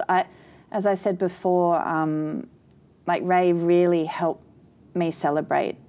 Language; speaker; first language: English; native; English